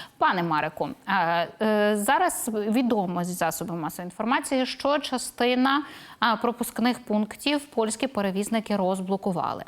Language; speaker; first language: Ukrainian; native; Ukrainian